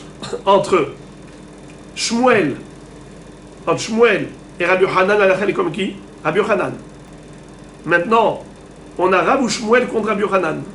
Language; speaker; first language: French; native; French